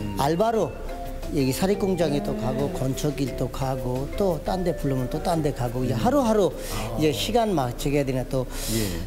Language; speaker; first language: Korean; non-native, fluent; Bangla